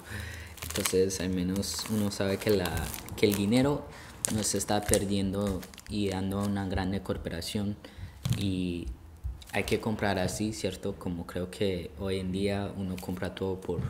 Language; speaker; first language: Spanish; early bilingual, heritage; Spanish